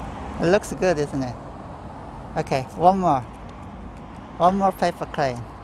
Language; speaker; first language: English; non-native, fluent; Korean